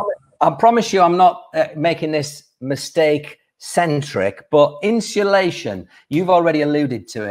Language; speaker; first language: English; native; English